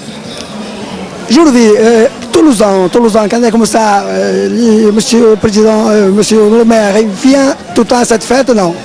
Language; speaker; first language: French; non-native, learner; Portuguese